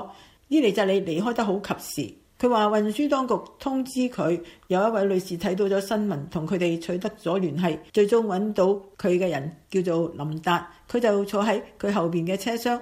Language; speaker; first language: Chinese; non-native, local second language; Cantonese